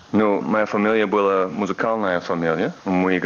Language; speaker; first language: Russian; non-native, fluent; English